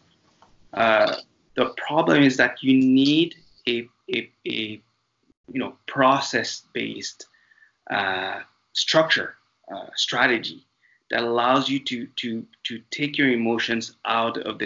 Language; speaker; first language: English; non-native, fluent; French